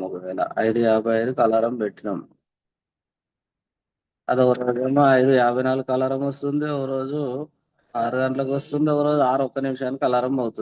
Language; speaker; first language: Telugu; native; Telugu